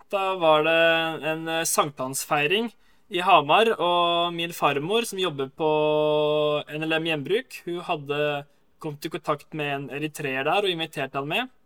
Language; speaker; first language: Norwegian; native; Norwegian